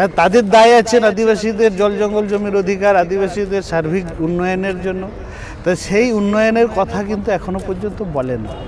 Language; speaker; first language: Bangla; non-native, local second language; Santali